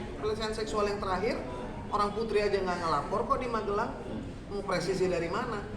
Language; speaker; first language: Indonesian; native; Indonesian